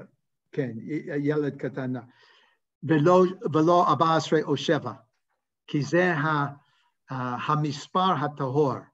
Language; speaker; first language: Hebrew; non-native, fluent; English